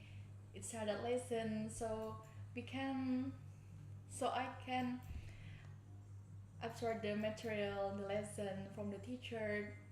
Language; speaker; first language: English; non-native, learner; Indonesian